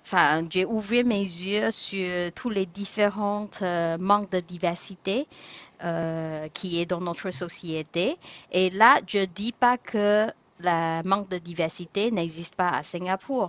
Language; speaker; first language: French; non-native, fluent; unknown